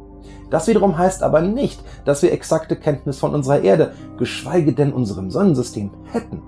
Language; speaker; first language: German; native; German